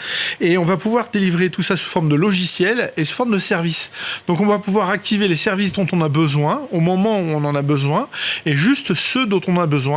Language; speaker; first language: French; native; French